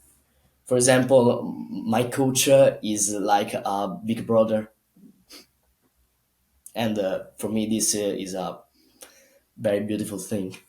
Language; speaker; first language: English; non-native, learner; Italian